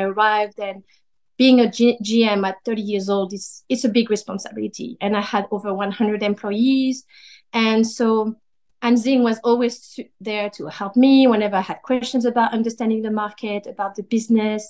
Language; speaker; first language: English; non-native, fluent; French